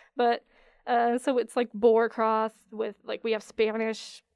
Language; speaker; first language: English; native; English